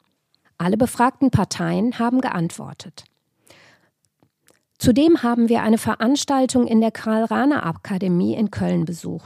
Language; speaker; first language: German; native; German